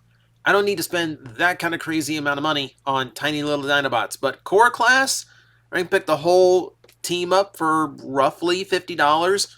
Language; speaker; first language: English; native; English